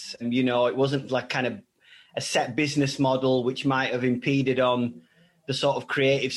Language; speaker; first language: English; native; English